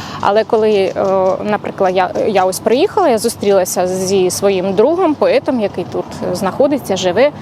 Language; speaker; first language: Ukrainian; non-native, local second language; Russian